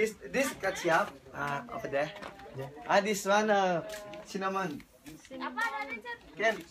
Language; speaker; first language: English; non-native, learner; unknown